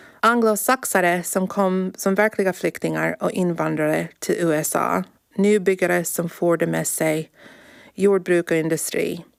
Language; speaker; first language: Swedish; early bilingual, heritage; Swedish